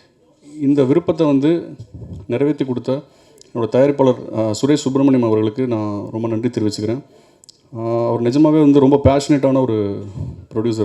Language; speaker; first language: Tamil; native; Tamil